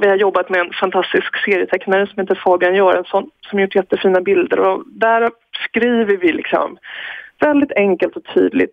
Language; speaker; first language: Swedish; native; Swedish